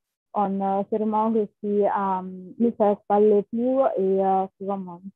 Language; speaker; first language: French; non-native, learner; Italian